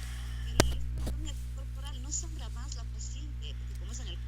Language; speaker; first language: Spanish; native; Spanish